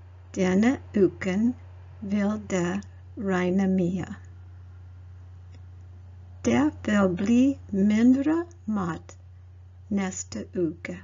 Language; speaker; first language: Norwegian; non-native, learner; English